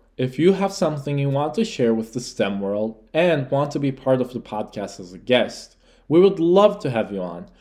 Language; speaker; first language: English; early bilingual, other home language; Turkish